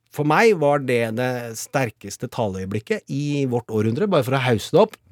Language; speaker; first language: Norwegian; native; Norwegian